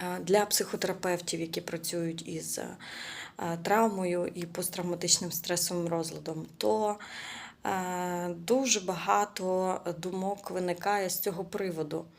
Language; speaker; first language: Ukrainian; native; Ukrainian